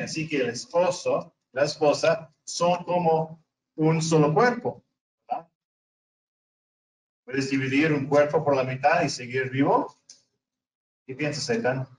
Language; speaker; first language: Spanish; non-native, fluent; English